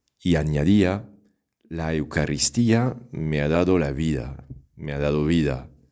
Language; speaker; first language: Spanish; non-native, fluent; French